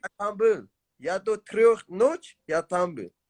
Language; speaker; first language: Russian; non-native, learner; Tajik